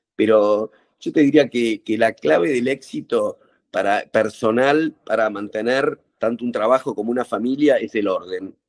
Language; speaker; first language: Spanish; native; Spanish